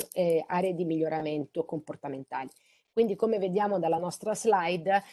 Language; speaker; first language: Italian; non-native, fluent; Greek